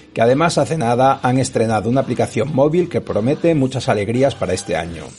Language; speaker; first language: Spanish; native; Spanish